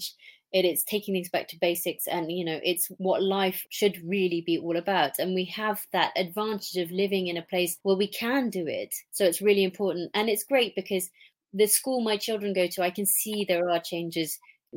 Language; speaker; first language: English; native; English